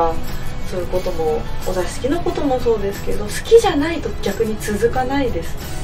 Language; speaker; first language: Japanese; native; Japanese